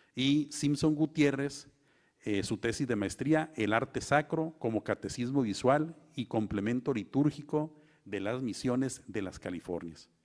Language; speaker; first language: Spanish; native; Spanish